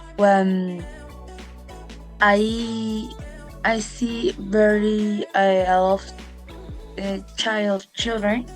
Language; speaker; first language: English; non-native, learner; Spanish